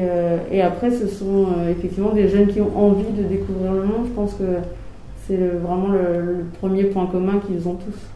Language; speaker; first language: French; native; French